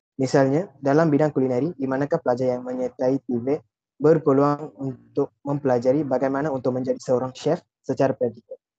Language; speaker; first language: Malay; non-native, local second language; Tamil